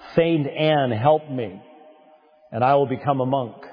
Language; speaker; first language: English; native; English